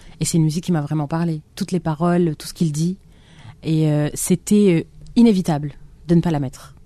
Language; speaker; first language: French; non-native, local second language; Arabic